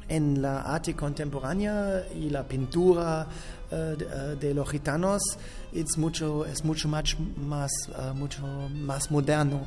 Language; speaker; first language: Spanish; non-native, learner; German